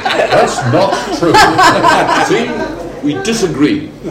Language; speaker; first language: English; native; English